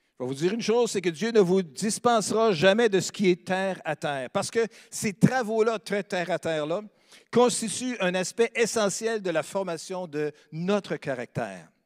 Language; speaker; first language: French; native; French